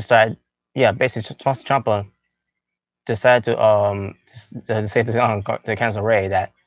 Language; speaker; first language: English; native; English